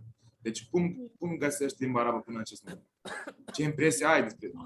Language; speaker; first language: Romanian; non-native, fluent; Arabic